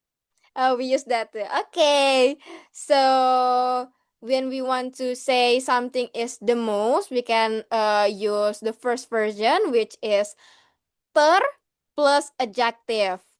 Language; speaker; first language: English; non-native, learner; Indonesian